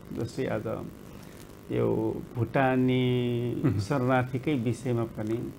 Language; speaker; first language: Nepali; non-native, local second language; Rana Tharu